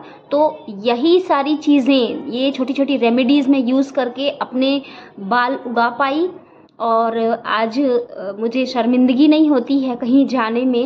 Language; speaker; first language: Hindi; native; Hindi